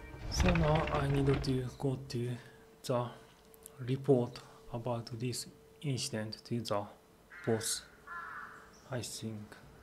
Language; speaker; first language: English; non-native, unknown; Japanese